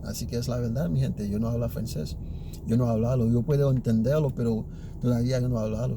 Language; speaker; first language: Spanish; early bilingual, other home language; Haitian Creole